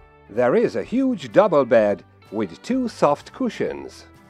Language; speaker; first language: English; non-native, fluent; Hungarian